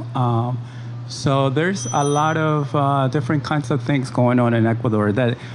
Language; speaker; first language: English; early bilingual, other home language; Spanish